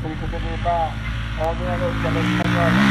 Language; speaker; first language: French; native; French